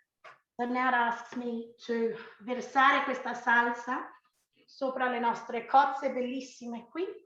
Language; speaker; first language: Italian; early bilingual, heritage; Italian